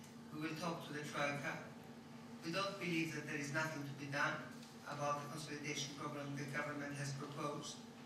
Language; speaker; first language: English; non-native, fluent; Greek